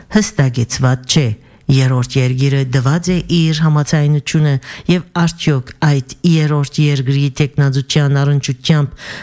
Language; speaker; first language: Armenian; early bilingual, heritage; Armenian